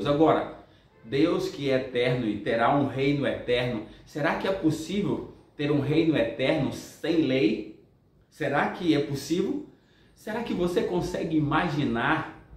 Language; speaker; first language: Portuguese; native; Portuguese